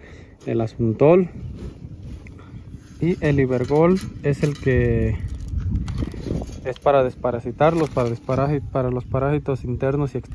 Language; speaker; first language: Spanish; native; Spanish